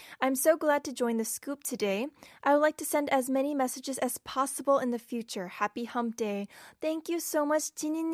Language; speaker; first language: English; non-native, fluent; Korean